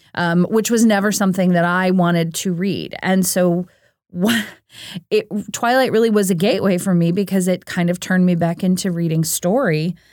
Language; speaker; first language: English; native; English